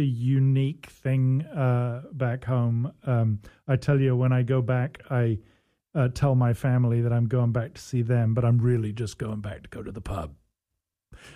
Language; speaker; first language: English; native; English